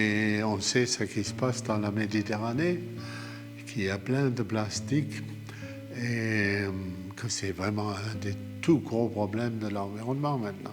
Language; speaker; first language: French; non-native, fluent; German